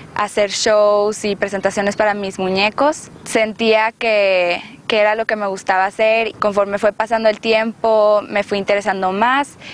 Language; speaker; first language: Spanish; native; Spanish